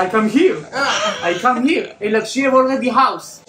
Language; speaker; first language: English; non-native, learner; Hebrew